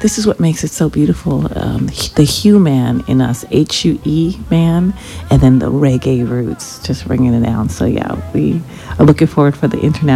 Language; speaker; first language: English; early bilingual, other home language; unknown